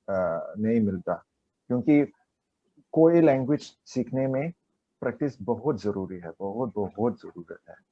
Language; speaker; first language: Hindi; non-native, learner; Chinese